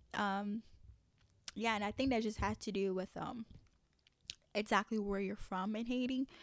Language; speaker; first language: English; early bilingual, other home language; Haitian Creole